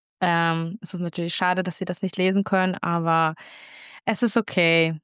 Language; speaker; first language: German; early bilingual, other home language; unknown